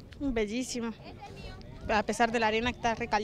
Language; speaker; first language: Spanish; native; Spanish